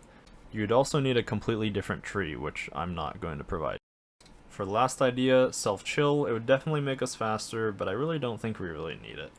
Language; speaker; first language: English; native; English